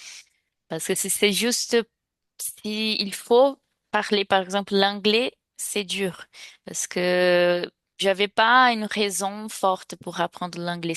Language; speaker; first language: French; non-native, fluent; Portuguese